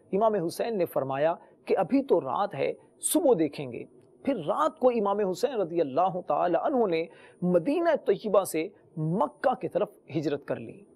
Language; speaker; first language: Urdu; native; Urdu